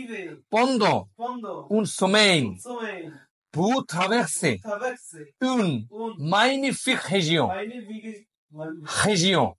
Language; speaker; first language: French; non-native, learner; Bangla